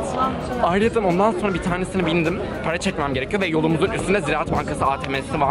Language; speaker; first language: Turkish; native; Turkish